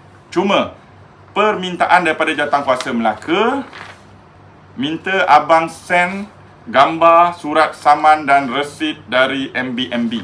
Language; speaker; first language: Malay; native; Malay